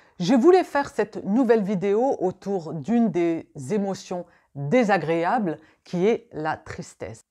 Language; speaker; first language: French; native; French